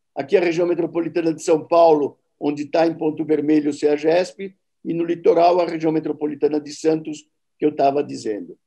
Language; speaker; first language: Portuguese; native; Portuguese